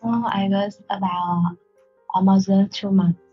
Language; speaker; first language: English; non-native, learner; Vietnamese